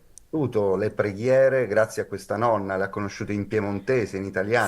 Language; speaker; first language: Italian; native; Italian